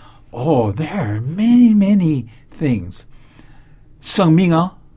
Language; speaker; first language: English; native; English